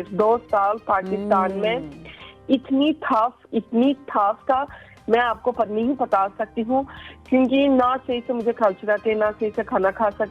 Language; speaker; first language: Hindi; non-native, fluent; Turkish